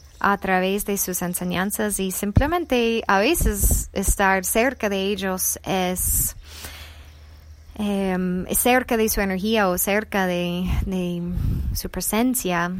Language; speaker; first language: Spanish; non-native, fluent; English